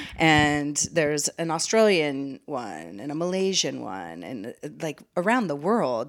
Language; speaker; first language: English; native; English